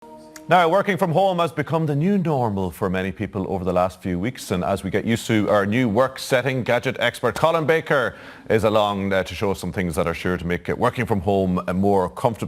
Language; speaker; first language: English; native; English